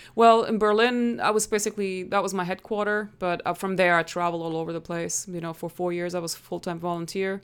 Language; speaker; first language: English; non-native, fluent; German